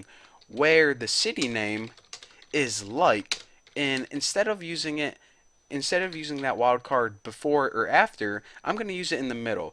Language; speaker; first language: English; native; English